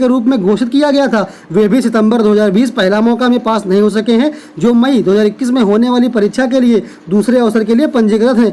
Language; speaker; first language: Hindi; native; Hindi